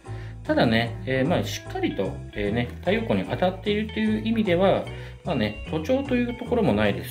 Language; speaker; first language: Japanese; native; Japanese